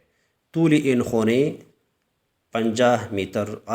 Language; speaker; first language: Persian; non-native, fluent; Urdu